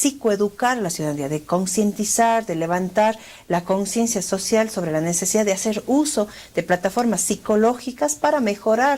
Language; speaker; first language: Spanish; native; Spanish